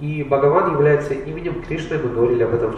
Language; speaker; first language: Russian; native; Russian